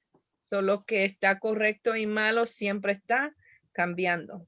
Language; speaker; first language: Spanish; early bilingual, heritage; Spanish